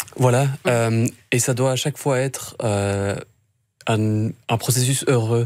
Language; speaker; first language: French; native; French